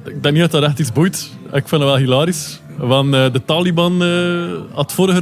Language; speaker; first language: Dutch; native; Dutch